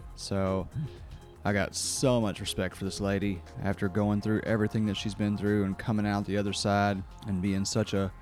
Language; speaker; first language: English; native; English